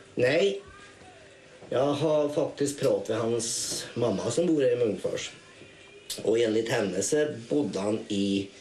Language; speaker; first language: Swedish; native; Swedish